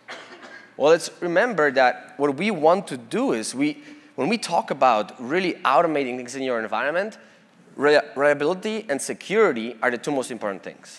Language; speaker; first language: English; non-native, fluent; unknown